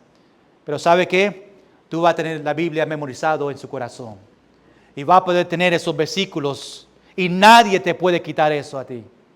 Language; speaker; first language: Spanish; early bilingual, heritage; Spanish